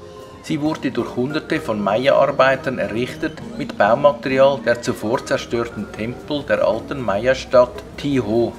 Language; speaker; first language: German; native; German